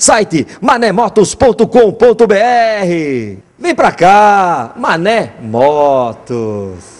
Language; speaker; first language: Portuguese; native; Portuguese